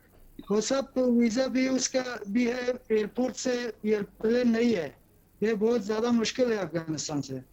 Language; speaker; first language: Hindi; non-native, learner; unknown